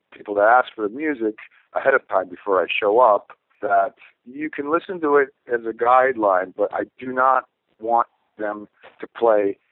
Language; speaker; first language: English; native; English